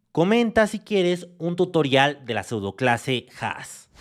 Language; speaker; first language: Spanish; native; Spanish